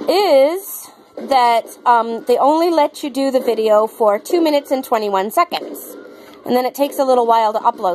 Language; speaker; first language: English; native; English